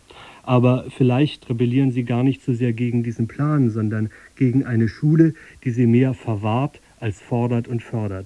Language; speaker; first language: German; native; German